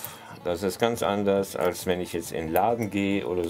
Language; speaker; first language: German; native; German